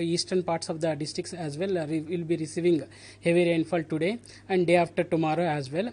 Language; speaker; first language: English; non-native, local second language; Telugu